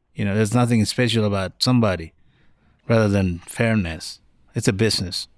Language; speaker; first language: English; non-native, fluent; Arabic